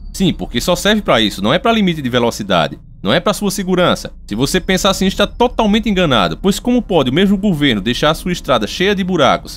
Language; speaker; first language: Portuguese; native; Portuguese